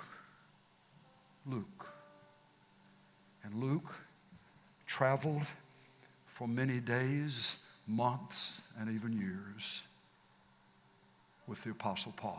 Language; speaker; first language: English; native; English